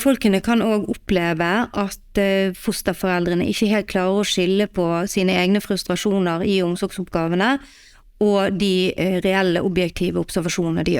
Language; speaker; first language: Norwegian; native; Norwegian